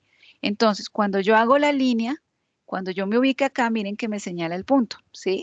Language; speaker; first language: Spanish; native; Spanish